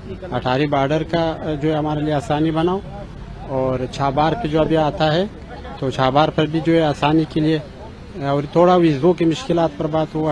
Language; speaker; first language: Hindi; non-native, local second language; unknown